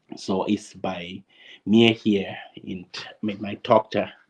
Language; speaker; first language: German; non-native, fluent; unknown